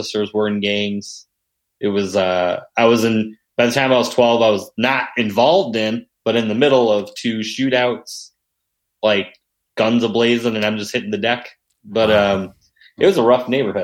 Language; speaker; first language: English; native; English